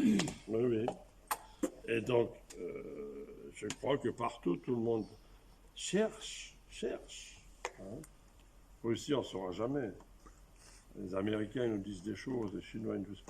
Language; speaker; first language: French; native; French